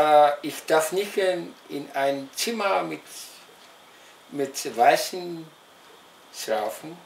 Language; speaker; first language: German; non-native, local second language; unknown